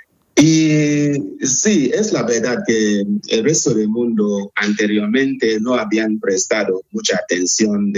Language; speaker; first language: Spanish; non-native, fluent; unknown